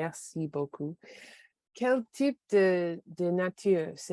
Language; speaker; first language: French; non-native, learner; English